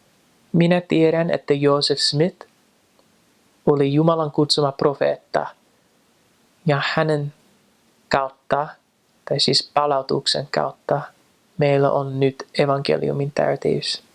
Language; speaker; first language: Finnish; non-native, fluent; English